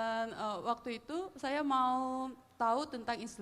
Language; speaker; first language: Indonesian; non-native, fluent; Korean